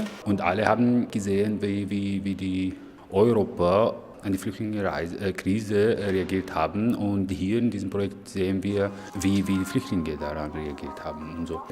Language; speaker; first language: German; non-native, fluent; Arabic